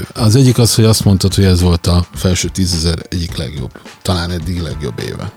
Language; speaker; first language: Hungarian; native; Hungarian